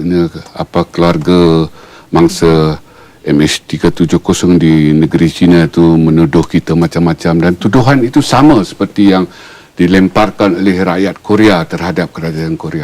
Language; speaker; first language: Malay; native; Malay